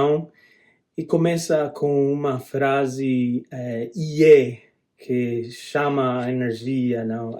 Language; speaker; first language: Portuguese; non-native, fluent; English